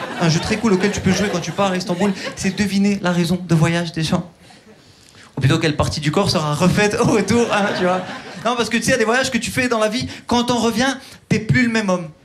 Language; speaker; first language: French; early bilingual, other home language; Turkish